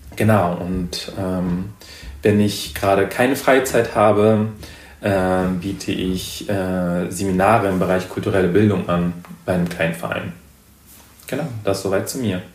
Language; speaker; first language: German; early bilingual, other home language; Persian